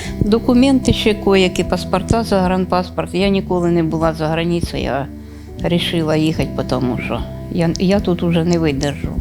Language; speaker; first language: Ukrainian; non-native, local second language; Russian